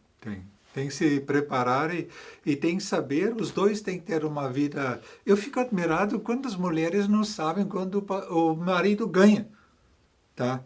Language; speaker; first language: Portuguese; non-native, fluent; German